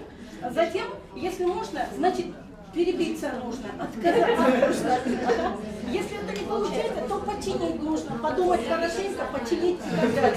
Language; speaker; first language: Russian; non-native, learner; Persian